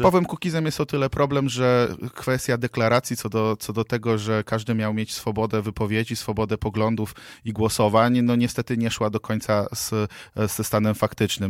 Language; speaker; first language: Polish; native; Polish